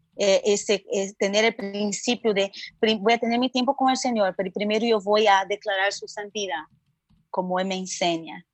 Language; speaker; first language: Spanish; non-native, fluent; Portuguese